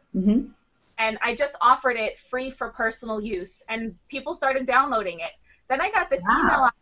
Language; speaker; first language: English; native; English